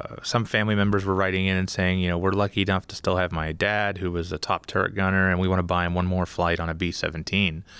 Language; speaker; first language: English; native; English